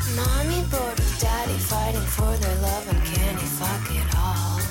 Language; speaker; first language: English; non-native, fluent; Danish